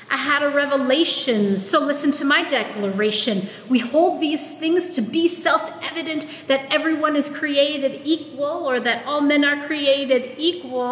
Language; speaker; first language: English; non-native, local second language; Filipino